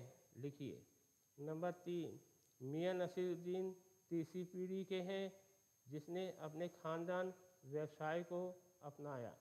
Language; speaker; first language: Hindi; native; Hindi